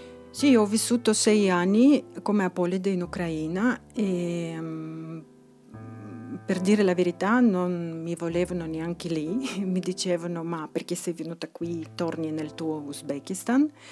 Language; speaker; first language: Italian; non-native, fluent; Russian